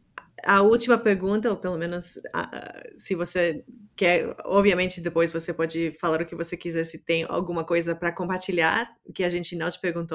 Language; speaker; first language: Portuguese; non-native, fluent; English